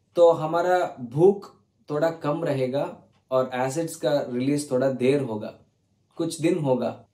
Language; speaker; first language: Hindi; non-native, learner; Tamil